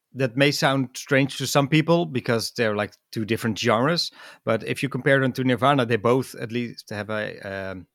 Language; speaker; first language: English; non-native, fluent; Dutch